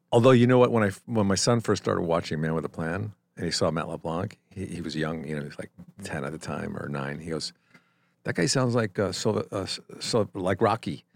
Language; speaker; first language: English; native; English